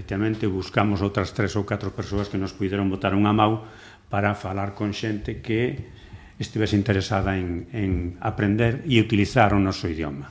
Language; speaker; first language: Galician; native; Galician